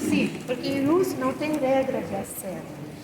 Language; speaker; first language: Portuguese; non-native, fluent; Russian